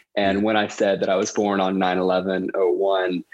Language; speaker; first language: English; native; English